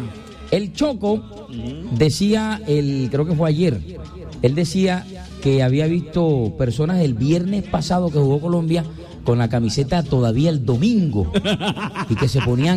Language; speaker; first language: Spanish; native; Spanish